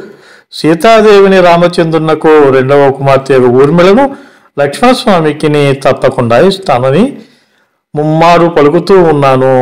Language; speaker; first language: Telugu; native; Telugu